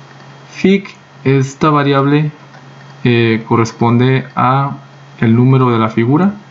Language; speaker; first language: Spanish; native; Spanish